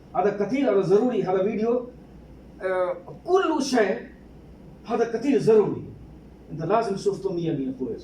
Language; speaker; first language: Arabic; non-native, learner; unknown